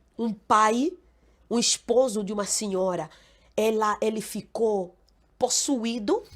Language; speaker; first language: Portuguese; non-native, local second language; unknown